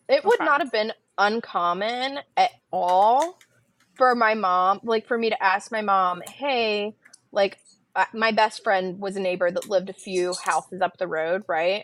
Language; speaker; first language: English; native; English